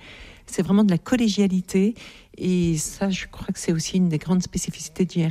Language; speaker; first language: French; native; French